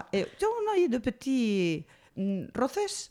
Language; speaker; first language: French; non-native, fluent; Spanish